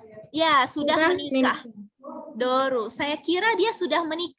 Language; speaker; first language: Indonesian; non-native, fluent; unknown